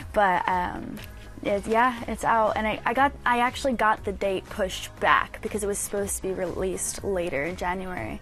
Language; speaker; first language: English; native; English